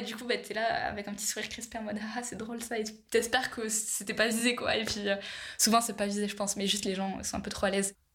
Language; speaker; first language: French; native; French